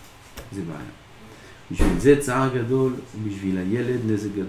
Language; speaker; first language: Hebrew; non-native, fluent; French